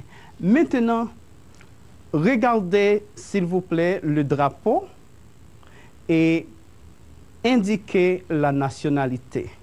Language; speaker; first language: French; non-native, fluent; Spanish